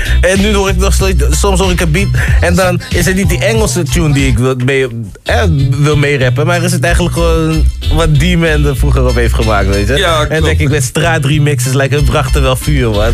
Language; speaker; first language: Dutch; native; Dutch